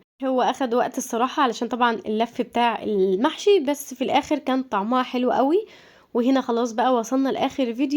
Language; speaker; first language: Arabic; native; Arabic